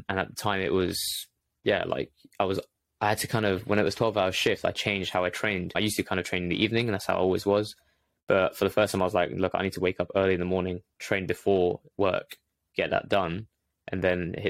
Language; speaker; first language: English; native; English